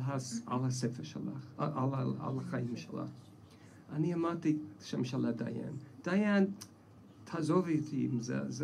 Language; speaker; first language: Hebrew; non-native, fluent; English